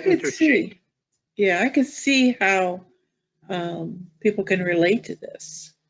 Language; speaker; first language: English; native; English